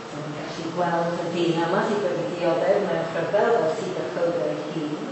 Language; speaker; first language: Welsh; non-native, fluent; Maltese